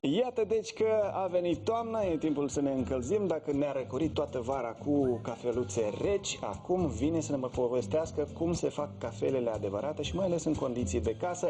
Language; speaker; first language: Romanian; native; Romanian